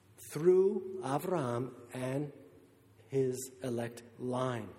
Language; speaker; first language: English; native; English